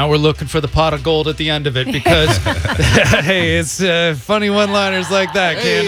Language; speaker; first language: English; native; English